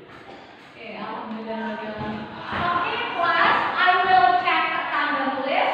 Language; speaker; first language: English; non-native, learner; Indonesian